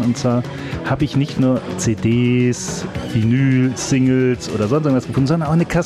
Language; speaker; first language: German; native; German